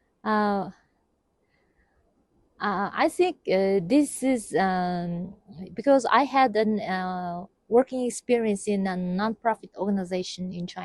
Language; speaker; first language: English; non-native, fluent; Kazakh